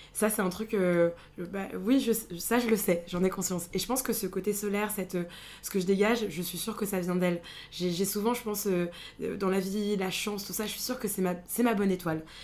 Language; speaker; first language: French; native; French